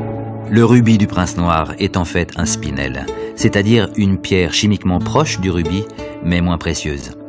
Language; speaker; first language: French; native; French